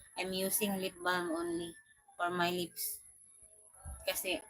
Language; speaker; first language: English; non-native, local second language; Filipino